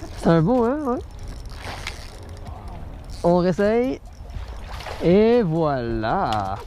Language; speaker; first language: French; native; French